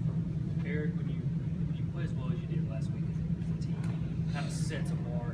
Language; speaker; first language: English; native; English